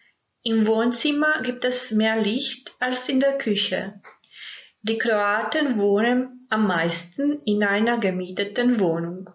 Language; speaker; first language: German; non-native, fluent; Croatian